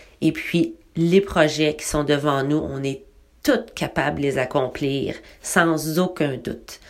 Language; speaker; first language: French; native; French